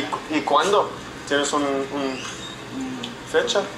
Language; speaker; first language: Spanish; non-native, learner; English